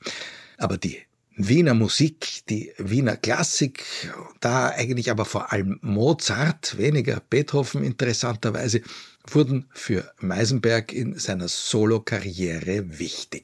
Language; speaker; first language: German; native; German